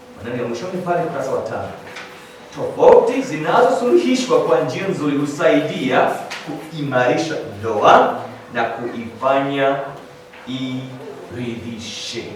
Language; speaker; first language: Swahili; non-native, fluent; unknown